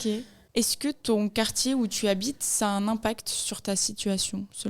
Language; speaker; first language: French; native; French